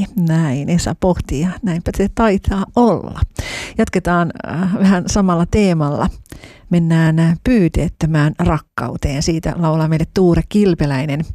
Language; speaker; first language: Finnish; native; Finnish